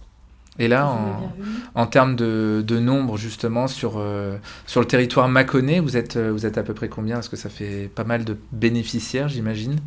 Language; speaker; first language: French; native; French